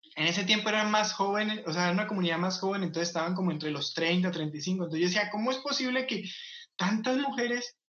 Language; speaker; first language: Spanish; native; Spanish